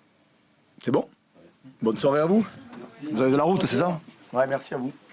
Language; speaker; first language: French; native; French